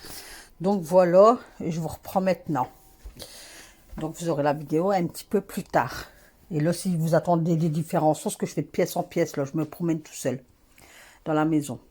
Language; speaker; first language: French; native; French